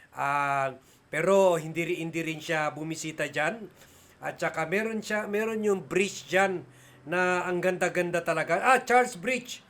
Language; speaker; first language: Filipino; native; Filipino